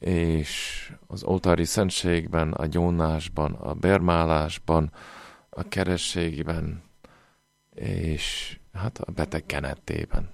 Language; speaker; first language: Hungarian; non-native, fluent; English